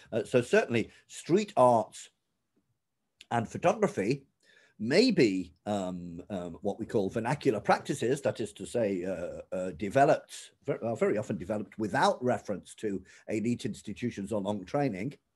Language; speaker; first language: English; native; English